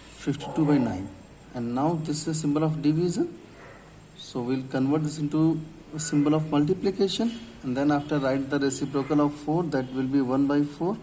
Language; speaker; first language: English; non-native, local second language; Hindi